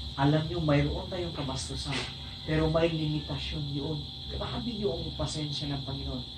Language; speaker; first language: Filipino; non-native, local second language; Cebuano